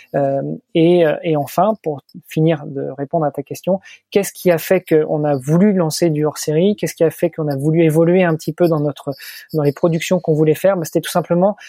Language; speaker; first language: French; native; French